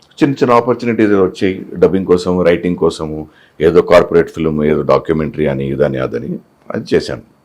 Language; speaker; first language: Telugu; non-native, local second language; Hindi